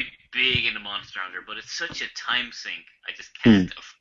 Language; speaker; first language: English; native; English